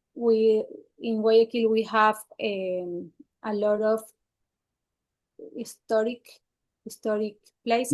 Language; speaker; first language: English; non-native, learner; Spanish